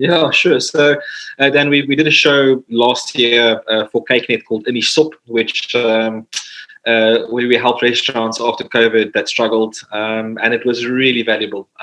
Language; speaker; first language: English; non-native, local second language; Afrikaans